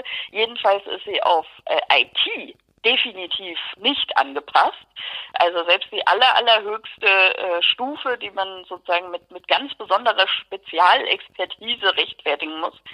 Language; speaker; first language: German; native; German